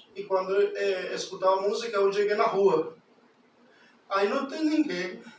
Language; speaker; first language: Portuguese; non-native, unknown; Spanish